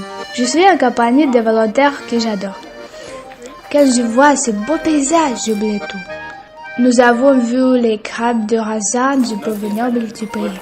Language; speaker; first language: French; non-native, learner; Russian